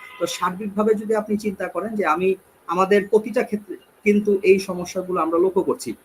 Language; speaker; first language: Bangla; native; Bangla